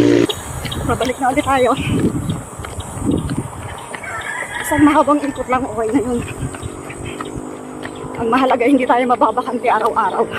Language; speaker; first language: Filipino; native; Filipino